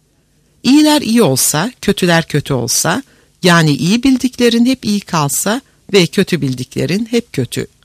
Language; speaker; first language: Turkish; native; Turkish